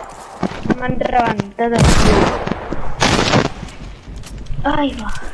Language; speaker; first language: Catalan; non-native, local second language; Spanish